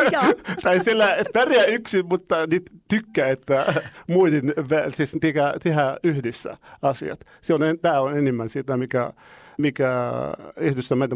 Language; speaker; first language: Finnish; non-native, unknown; Arabic